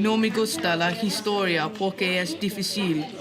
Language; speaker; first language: Spanish; non-native, learner; English